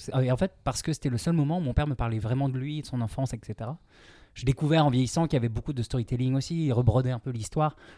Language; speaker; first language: French; native; French